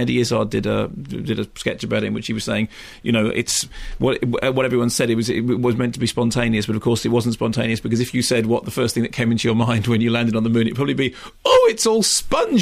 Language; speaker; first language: English; native; English